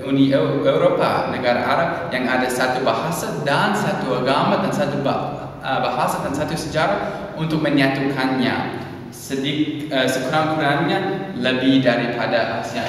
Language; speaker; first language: Indonesian; non-native, learner; English